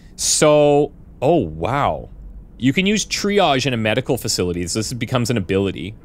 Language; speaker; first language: English; native; English